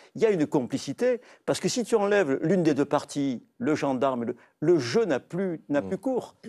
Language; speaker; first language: French; native; French